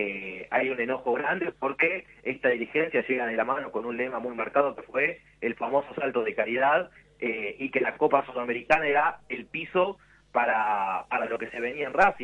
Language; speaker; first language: Spanish; native; Spanish